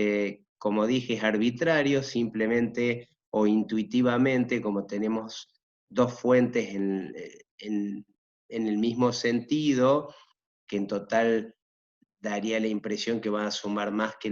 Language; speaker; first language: Spanish; native; Spanish